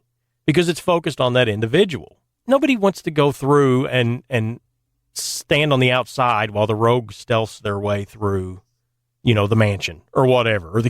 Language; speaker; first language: English; native; English